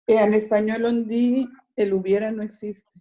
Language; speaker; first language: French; non-native, learner; Spanish